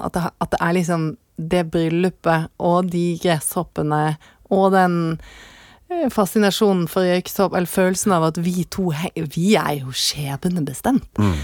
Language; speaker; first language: Norwegian; native; Norwegian